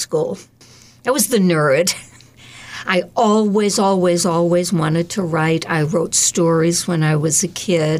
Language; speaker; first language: English; native; English